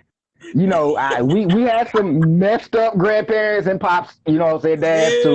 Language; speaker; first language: English; native; English